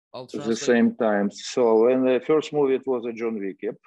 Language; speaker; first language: English; non-native, fluent; Russian